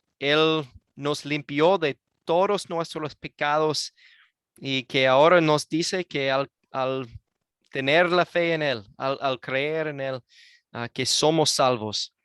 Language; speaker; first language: Spanish; non-native, fluent; English